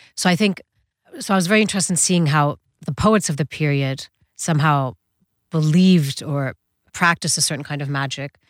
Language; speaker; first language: English; early bilingual, other home language; Dutch